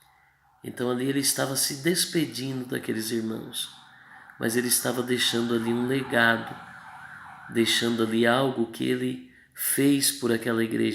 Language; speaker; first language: Portuguese; native; Portuguese